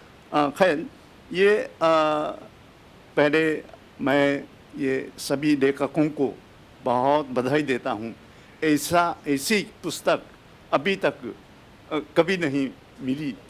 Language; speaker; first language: Hindi; non-native, fluent; Japanese